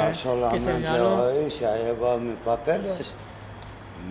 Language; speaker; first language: Spanish; non-native, learner; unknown